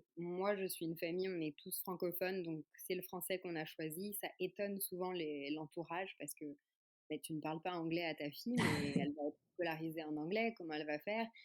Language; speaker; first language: French; native; French